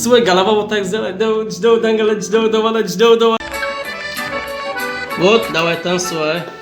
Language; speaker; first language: Russian; non-native, local second language; Tajik